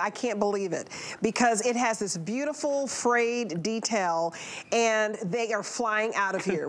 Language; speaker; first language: English; native; English